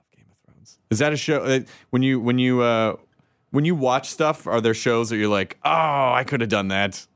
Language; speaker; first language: English; native; English